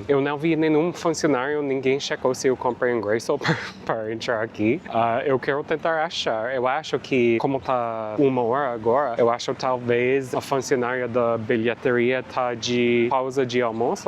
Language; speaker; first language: Portuguese; non-native, fluent; English